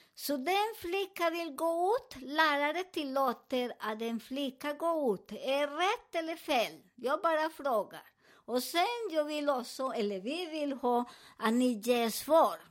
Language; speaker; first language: Swedish; non-native, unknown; Spanish